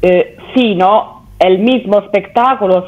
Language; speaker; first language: Spanish; non-native, fluent; Italian